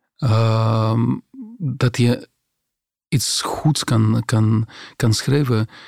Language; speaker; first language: Dutch; non-native, fluent; Russian